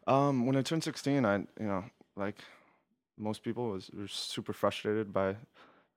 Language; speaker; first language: English; native; English